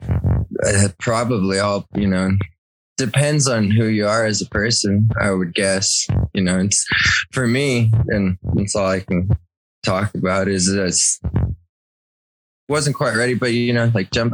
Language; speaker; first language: English; native; English